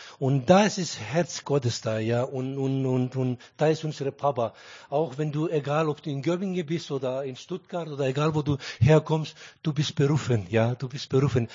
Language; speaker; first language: German; early bilingual, other home language; Greek